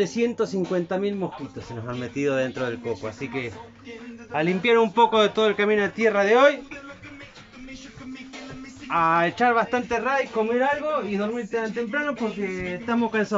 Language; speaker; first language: Spanish; native; Spanish